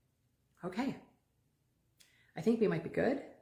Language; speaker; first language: English; native; English